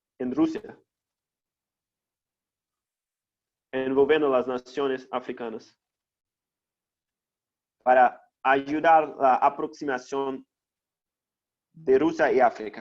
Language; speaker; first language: Spanish; non-native, fluent; Portuguese